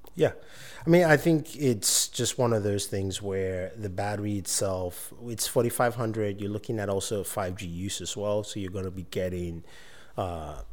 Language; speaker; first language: English; non-native, local second language; Yoruba